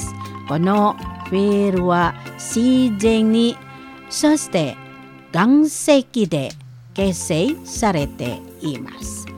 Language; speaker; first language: Japanese; non-native, learner; Indonesian